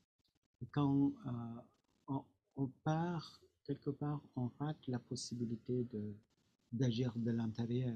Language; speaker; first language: French; non-native, fluent; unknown